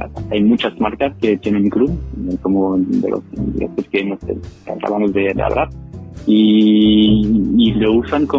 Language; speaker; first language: Spanish; non-native, fluent; French